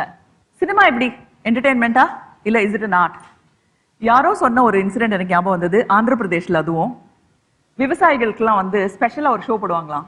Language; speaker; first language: Tamil; native; Tamil